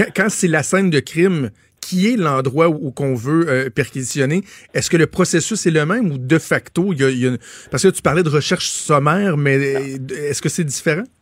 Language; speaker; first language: French; native; French